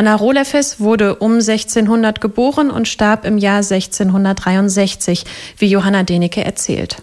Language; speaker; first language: German; native; German